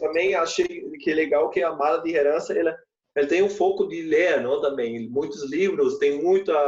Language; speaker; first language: Portuguese; non-native, fluent; German